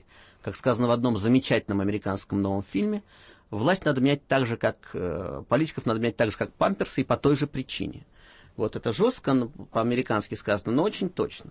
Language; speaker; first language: Russian; native; Russian